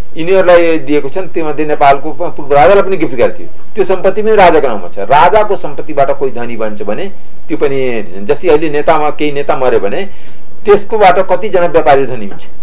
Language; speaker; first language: Nepali; native; Nepali